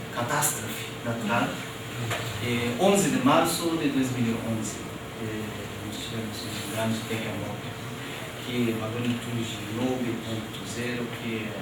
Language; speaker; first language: Portuguese; non-native, fluent; Japanese